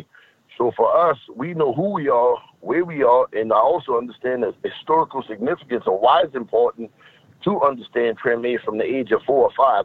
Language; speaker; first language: English; native; English